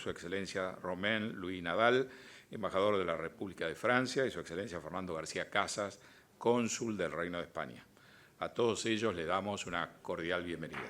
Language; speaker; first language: Spanish; native; Spanish